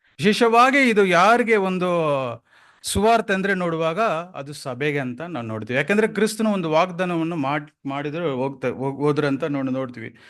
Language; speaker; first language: Kannada; non-native, local second language; Tamil